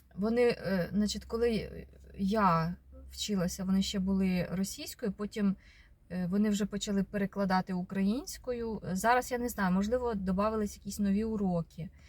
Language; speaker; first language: Ukrainian; non-native, local second language; Russian